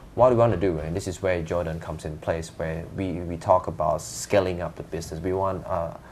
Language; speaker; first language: English; non-native, fluent; Indonesian